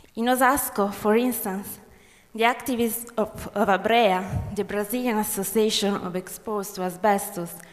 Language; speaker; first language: English; non-native, fluent; Italian